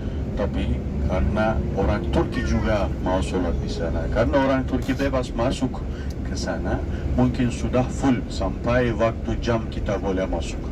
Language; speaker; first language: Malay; non-native, fluent; Turkish